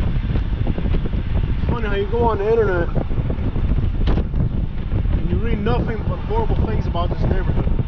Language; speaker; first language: English; native; English